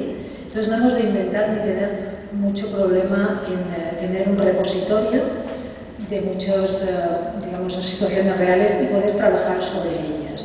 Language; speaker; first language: Spanish; native; Spanish